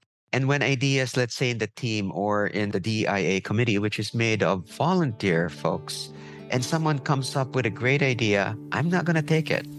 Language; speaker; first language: English; non-native, local second language; Filipino